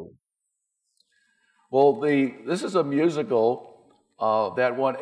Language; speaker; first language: English; native; English